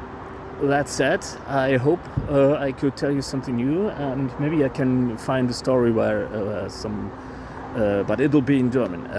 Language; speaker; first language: English; non-native, fluent; German